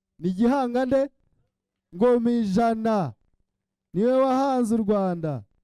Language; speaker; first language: Kinyarwanda; early bilingual, heritage; Kinyarwanda